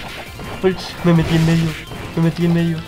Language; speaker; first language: Spanish; native; Spanish